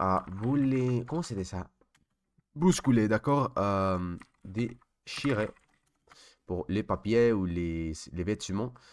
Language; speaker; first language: French; non-native, learner; Spanish